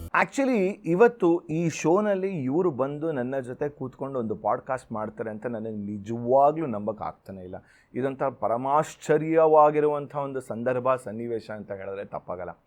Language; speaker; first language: Kannada; native; Kannada